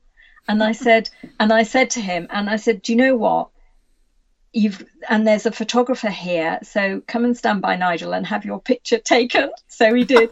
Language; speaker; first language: English; native; English